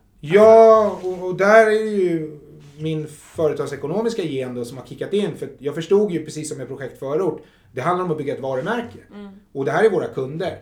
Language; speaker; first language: Swedish; native; Swedish